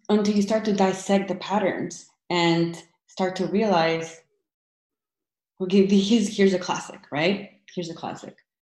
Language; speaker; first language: English; early bilingual, other home language; Spanish